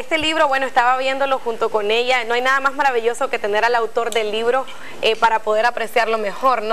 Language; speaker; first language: Spanish; native; Spanish